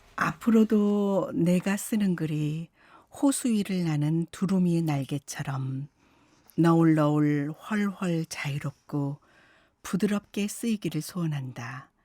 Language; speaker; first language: Korean; native; Korean